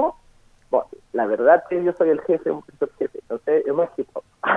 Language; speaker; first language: Spanish; non-native, fluent; French